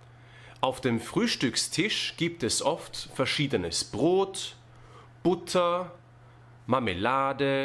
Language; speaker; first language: German; non-native, fluent; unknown